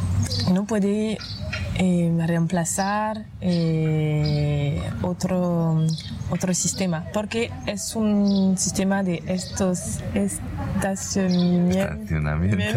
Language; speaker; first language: Spanish; non-native, fluent; French